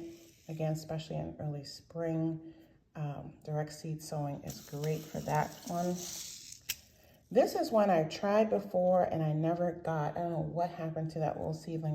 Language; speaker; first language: English; native; English